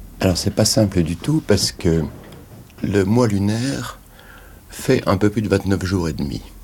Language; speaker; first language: French; native; French